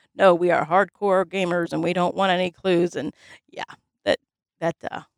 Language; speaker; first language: English; native; English